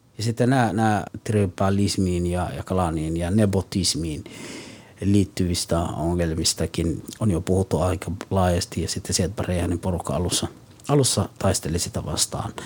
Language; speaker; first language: Finnish; non-native, fluent; Somali